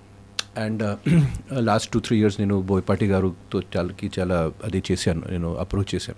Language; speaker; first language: Telugu; non-native, fluent; Hindi